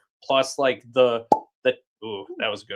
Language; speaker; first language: English; native; English